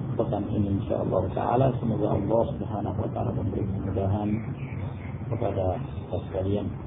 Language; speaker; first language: Indonesian; native; Indonesian